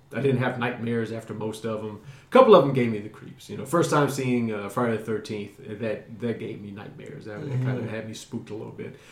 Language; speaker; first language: English; native; English